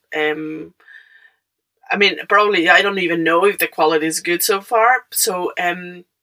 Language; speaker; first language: English; non-native, fluent; Spanish